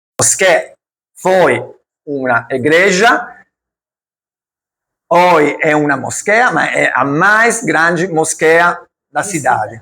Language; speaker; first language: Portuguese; non-native, learner; Italian